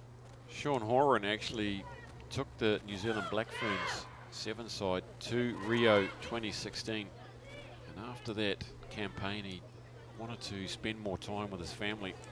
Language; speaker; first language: English; native; English